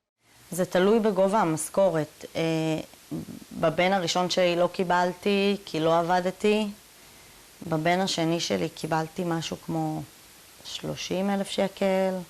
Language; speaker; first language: Hebrew; early bilingual, other home language; Tigrinya